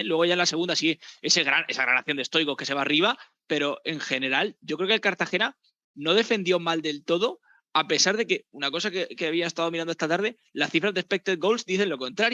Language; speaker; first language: Spanish; native; Spanish